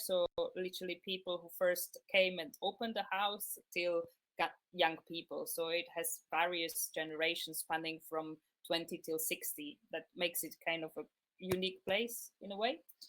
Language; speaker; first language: English; non-native, fluent; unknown